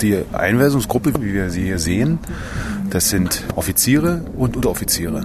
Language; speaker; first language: German; native; German